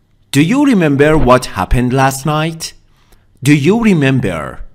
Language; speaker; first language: English; non-native, fluent; Persian